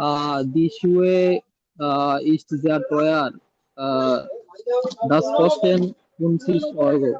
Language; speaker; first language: German; non-native, learner; Bangla